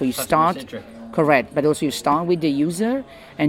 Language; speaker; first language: English; non-native, fluent; Italian